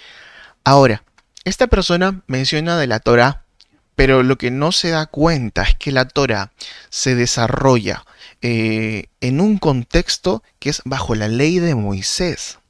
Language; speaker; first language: Spanish; native; Spanish